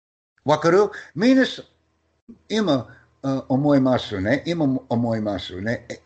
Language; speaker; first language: Japanese; non-native, learner; English